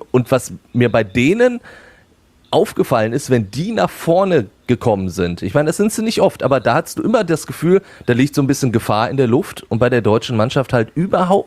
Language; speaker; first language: German; native; German